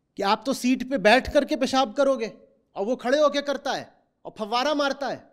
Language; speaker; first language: Hindi; native; Hindi